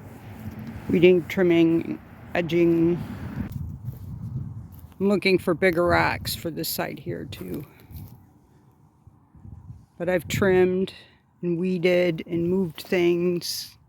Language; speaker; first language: English; native; English